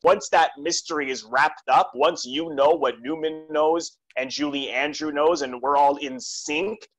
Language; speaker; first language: English; native; English